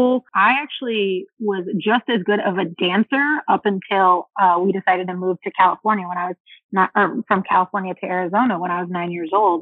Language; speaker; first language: English; early bilingual, other home language; Spanish